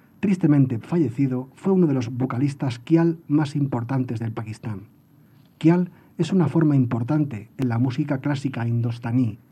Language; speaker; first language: Spanish; native; Spanish